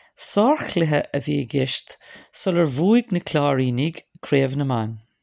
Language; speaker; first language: Irish; non-native, local second language; English